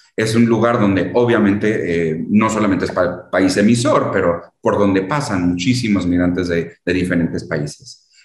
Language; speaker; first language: Spanish; early bilingual, heritage; Spanish